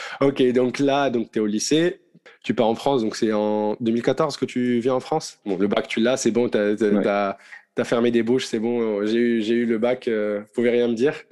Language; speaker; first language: French; non-native, local second language; Arabic